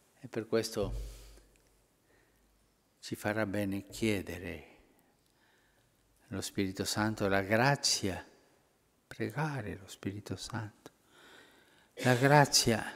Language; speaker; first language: Italian; early bilingual, heritage; Spanish